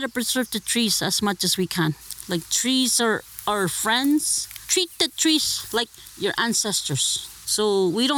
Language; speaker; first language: English; non-native, fluent; Cree